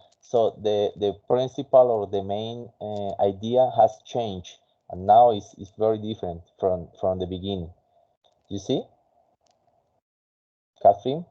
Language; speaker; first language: English; non-native, fluent; Spanish